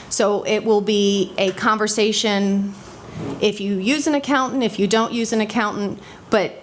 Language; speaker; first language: English; native; English